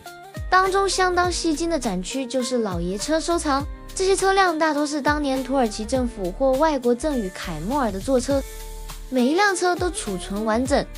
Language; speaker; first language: Chinese; native; Chinese